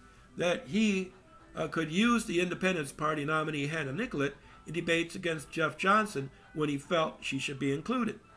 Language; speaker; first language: English; native; English